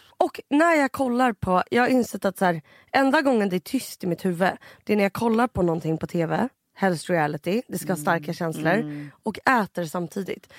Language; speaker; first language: Swedish; native; Swedish